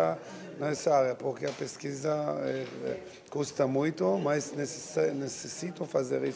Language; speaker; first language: Portuguese; non-native, learner; Hebrew